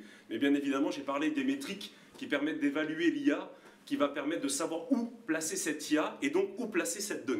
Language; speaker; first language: French; native; French